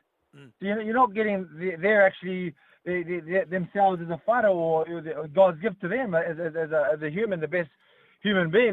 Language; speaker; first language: English; native; English